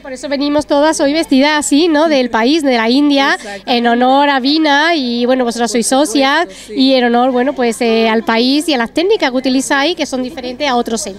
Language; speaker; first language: Spanish; native; Spanish